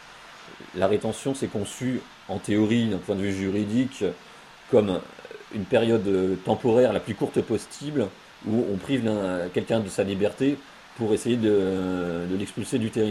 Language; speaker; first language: French; native; French